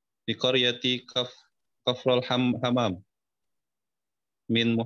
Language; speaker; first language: Arabic; non-native, learner; Indonesian